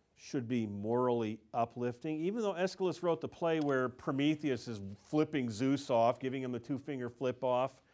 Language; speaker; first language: English; native; English